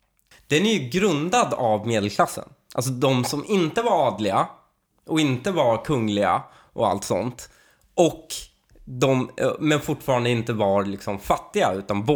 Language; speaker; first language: Swedish; native; Swedish